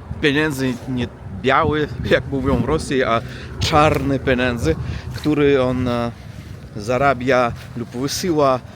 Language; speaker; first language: Polish; non-native, learner; Russian